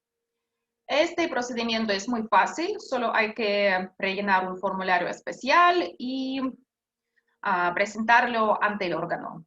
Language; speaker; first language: Spanish; non-native, fluent; Russian